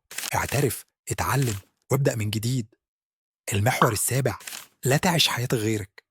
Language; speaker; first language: Arabic; native; Arabic